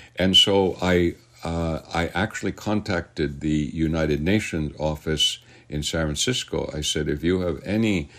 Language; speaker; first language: English; native; English